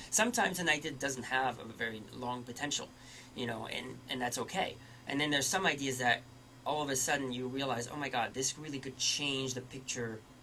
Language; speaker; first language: English; early bilingual, other home language; French